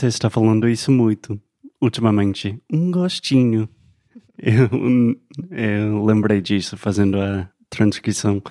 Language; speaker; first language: Portuguese; non-native, fluent; English